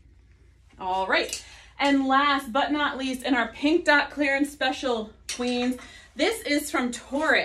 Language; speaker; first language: English; native; English